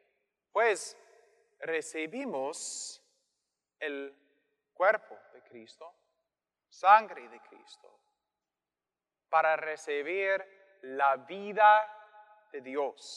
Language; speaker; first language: Spanish; non-native, fluent; English